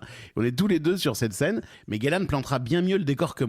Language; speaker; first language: French; native; French